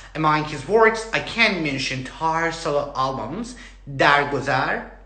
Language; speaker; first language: English; non-native, fluent; Persian